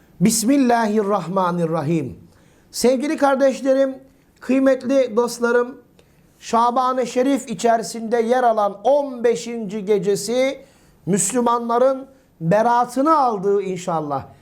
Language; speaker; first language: Turkish; native; Turkish